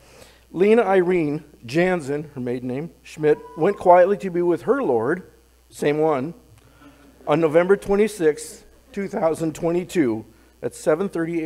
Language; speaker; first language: English; native; English